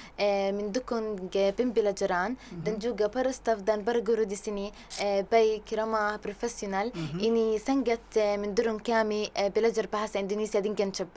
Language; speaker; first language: Indonesian; non-native, learner; Arabic